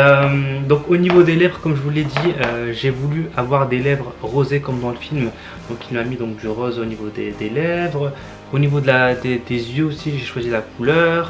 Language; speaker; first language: French; native; French